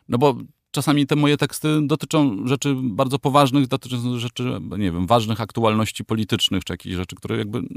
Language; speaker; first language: Polish; native; Polish